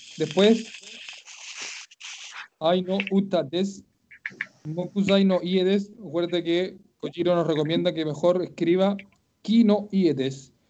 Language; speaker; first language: Spanish; native; Spanish